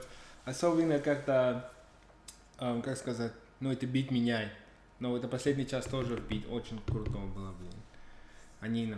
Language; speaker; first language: Russian; non-native, learner; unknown